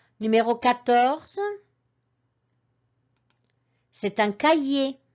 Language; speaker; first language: French; non-native, fluent; English